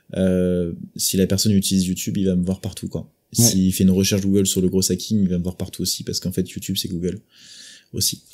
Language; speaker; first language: French; native; French